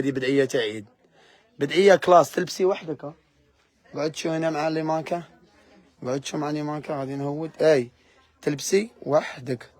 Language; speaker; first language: Arabic; native; Arabic